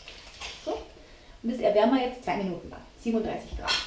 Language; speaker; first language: German; native; German